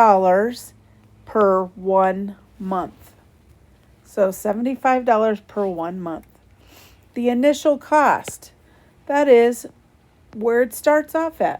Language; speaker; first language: English; native; English